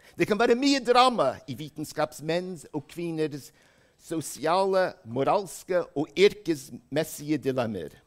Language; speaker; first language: Norwegian; non-native, fluent; English